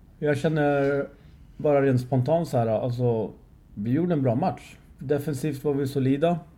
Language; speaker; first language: Swedish; early bilingual, other home language; Persian